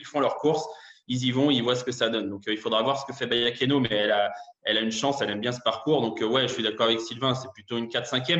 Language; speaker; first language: French; native; French